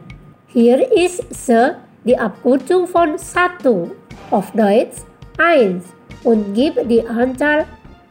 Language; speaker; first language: German; non-native, fluent; Indonesian